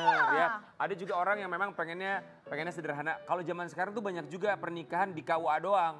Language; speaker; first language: Indonesian; native; Indonesian